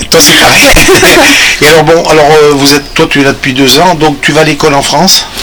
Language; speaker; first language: French; native; French